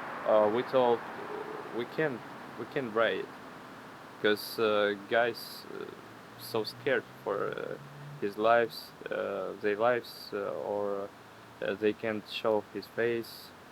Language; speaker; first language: English; non-native, learner; Ukrainian